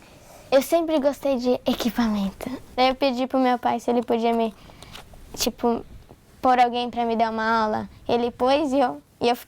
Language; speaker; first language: Portuguese; early bilingual, heritage; English